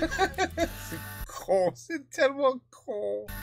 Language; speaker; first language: French; non-native, learner; English